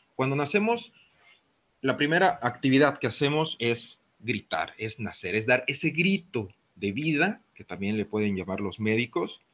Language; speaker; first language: Spanish; native; Spanish